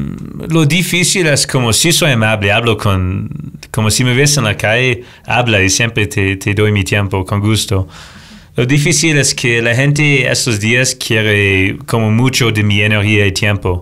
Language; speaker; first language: Spanish; non-native, fluent; English